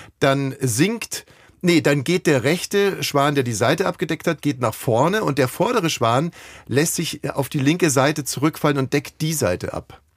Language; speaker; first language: German; native; German